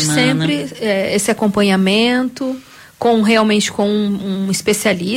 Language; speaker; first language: Portuguese; native; Portuguese